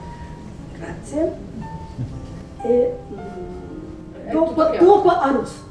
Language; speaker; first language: Italian; non-native, learner; Russian